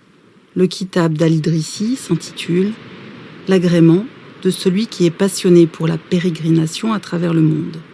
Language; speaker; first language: French; native; French